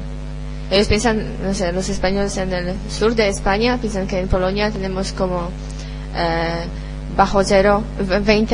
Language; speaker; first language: Spanish; non-native, learner; Polish